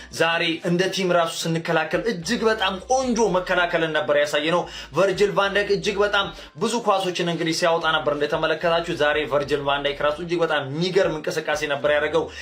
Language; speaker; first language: Amharic; native; Amharic